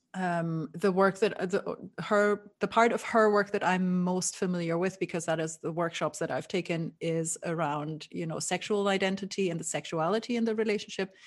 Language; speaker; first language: English; non-native, fluent; German